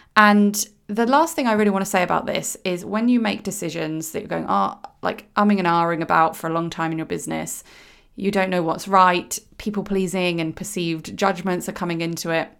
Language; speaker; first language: English; native; English